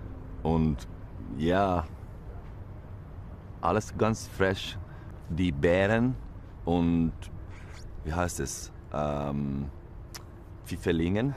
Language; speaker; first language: German; non-native, learner; Finnish